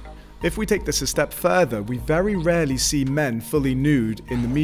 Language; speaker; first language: English; native; English